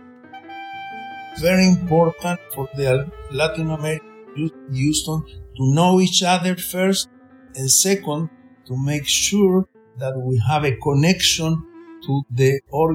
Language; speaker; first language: English; non-native, fluent; Spanish